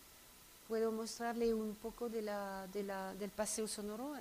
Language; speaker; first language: Spanish; non-native, fluent; French